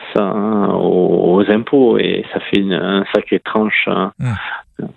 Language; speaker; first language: French; native; French